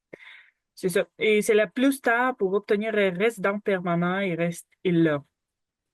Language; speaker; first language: French; non-native, learner; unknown